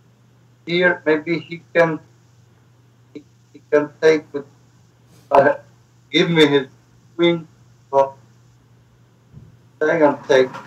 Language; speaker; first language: English; non-native, learner; Spanish